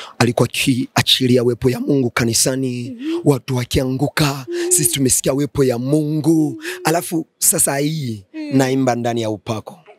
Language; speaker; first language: Swahili; non-native, local second language; Lingala